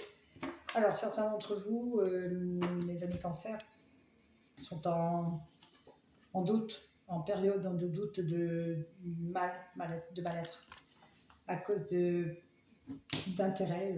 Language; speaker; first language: French; native; French